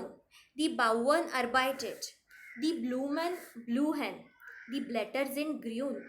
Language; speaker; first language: German; non-native, fluent; Marathi